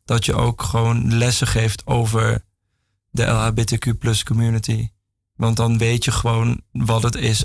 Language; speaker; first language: Dutch; native; Dutch